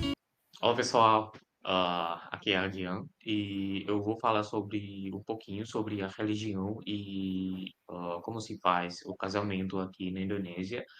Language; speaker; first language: Portuguese; non-native, fluent; Indonesian